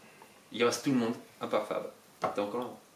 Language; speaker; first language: French; native; French